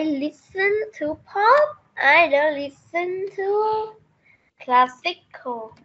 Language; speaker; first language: English; non-native, learner; Vietnamese